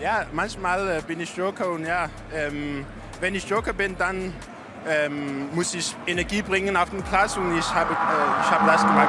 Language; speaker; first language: German; non-native, learner; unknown